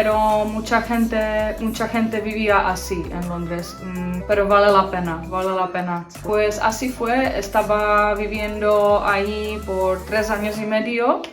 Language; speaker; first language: Spanish; non-native, fluent; Czech